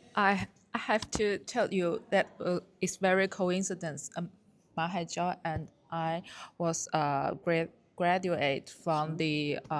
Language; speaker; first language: English; non-native, learner; Chinese